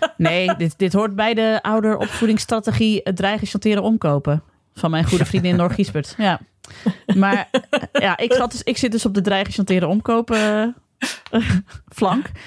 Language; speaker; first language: Dutch; native; Dutch